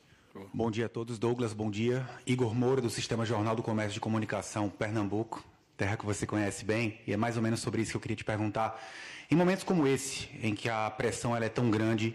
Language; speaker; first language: Portuguese; native; Portuguese